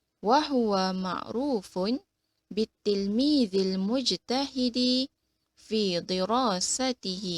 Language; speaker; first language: Arabic; non-native, fluent; Malay